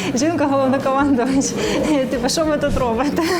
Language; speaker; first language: Ukrainian; native; Ukrainian